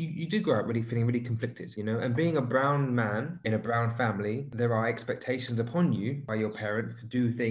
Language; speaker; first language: English; native; English